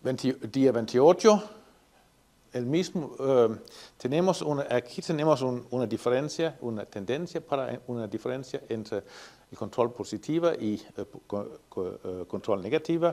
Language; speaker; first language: Spanish; non-native, fluent; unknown